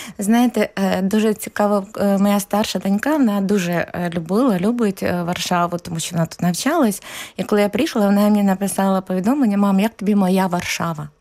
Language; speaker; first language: Ukrainian; native; Ukrainian